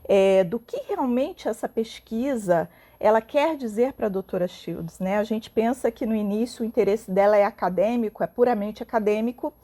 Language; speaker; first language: Portuguese; native; Portuguese